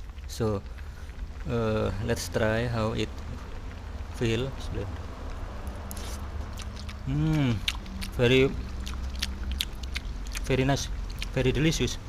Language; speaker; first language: English; non-native, learner; Indonesian